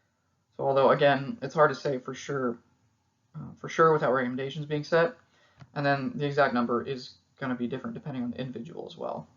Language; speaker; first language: English; native; English